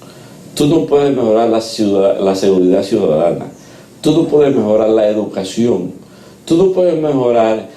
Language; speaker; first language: Spanish; native; Spanish